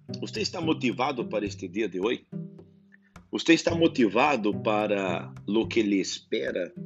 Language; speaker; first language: Portuguese; non-native, learner; Spanish